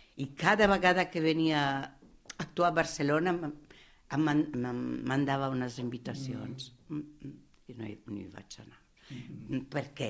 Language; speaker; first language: Catalan; non-native, fluent; Italian